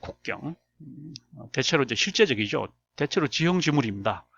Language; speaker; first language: Korean; native; Korean